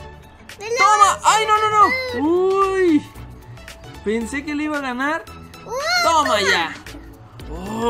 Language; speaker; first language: Spanish; native; Spanish